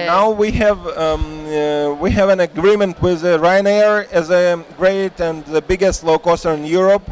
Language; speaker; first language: English; non-native, fluent; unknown